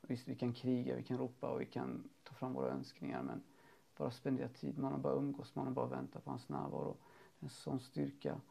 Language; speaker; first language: Swedish; native; Swedish